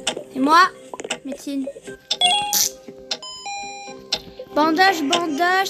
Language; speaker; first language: French; native; French